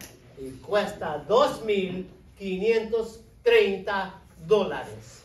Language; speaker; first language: Spanish; non-native, fluent; English